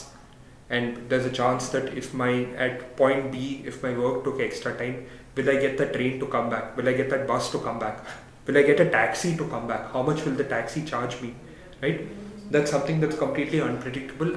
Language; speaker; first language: English; non-native, local second language; Tamil